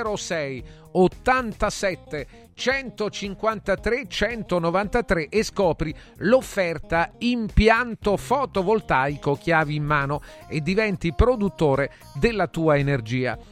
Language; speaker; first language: Italian; native; Italian